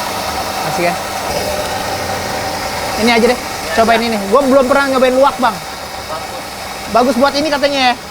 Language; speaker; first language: Indonesian; native; Indonesian